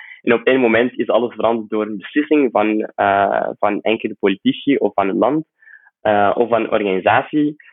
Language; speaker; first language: Dutch; non-native, fluent; Arabic